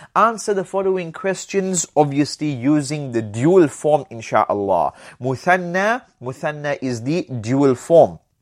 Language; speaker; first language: English; native; English